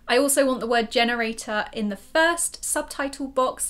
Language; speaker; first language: English; native; English